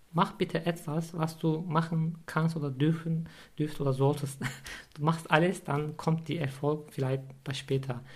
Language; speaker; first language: German; non-native, fluent; Turkish